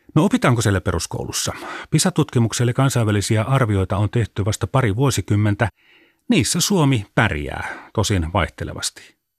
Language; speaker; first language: Finnish; native; Finnish